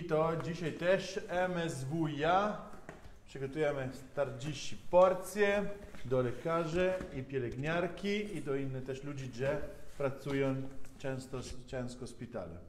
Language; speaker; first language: Polish; non-native, learner; Italian